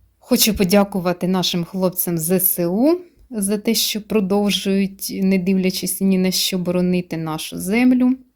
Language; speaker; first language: Ukrainian; non-native, local second language; Russian